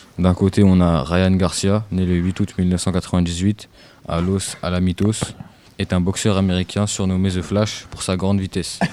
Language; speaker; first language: French; native; French